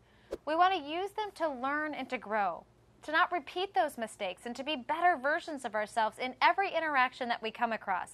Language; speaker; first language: English; native; English